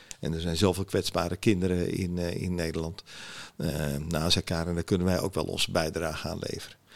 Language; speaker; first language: Dutch; early bilingual, other home language; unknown